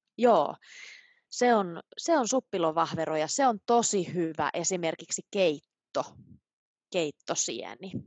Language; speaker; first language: Finnish; native; Finnish